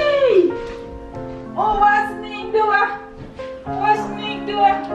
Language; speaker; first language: Swedish; non-native, learner; Indonesian